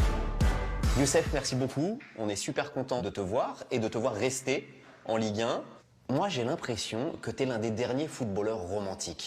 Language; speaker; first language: French; native; French